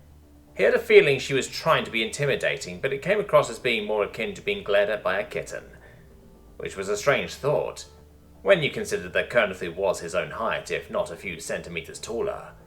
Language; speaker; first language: English; native; English